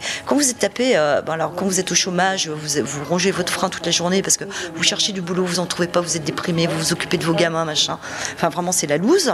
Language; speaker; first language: French; native; French